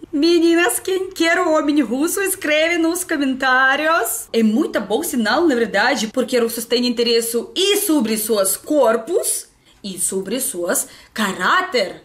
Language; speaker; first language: Portuguese; non-native, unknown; Russian